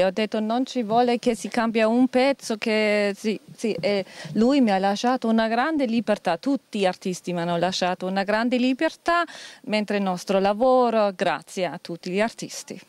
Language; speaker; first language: Italian; non-native, fluent; German